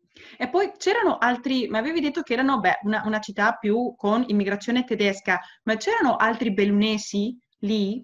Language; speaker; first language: Italian; non-native, fluent; Spanish